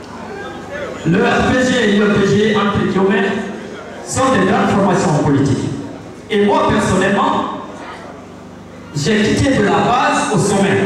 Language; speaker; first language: French; non-native, local second language; Fula